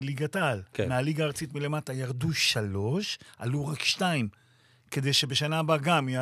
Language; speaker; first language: Hebrew; native; Hebrew